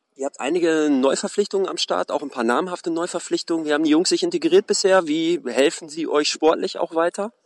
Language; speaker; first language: German; native; German